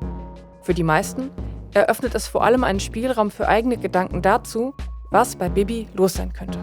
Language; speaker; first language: German; native; German